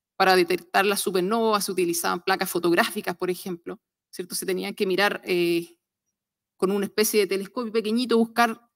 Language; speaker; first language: Spanish; native; Spanish